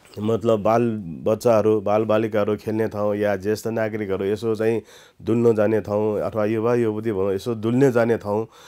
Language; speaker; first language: Nepali; non-native, local second language; Newari